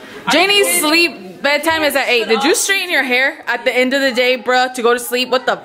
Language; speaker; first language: English; early bilingual, other home language; Spanish